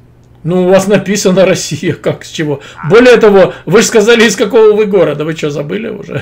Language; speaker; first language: Russian; native; Russian